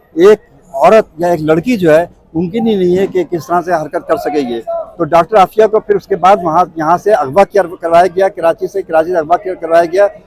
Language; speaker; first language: Urdu; native; Urdu